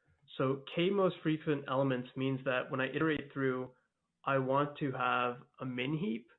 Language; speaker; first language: English; native; English